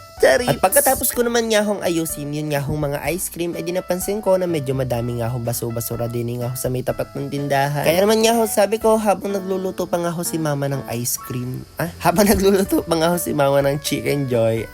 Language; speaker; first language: Filipino; native; Filipino